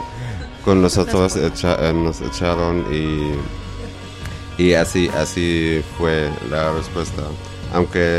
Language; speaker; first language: Spanish; non-native, learner; Arabic